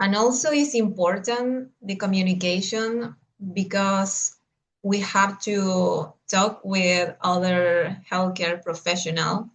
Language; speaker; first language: English; non-native, learner; Spanish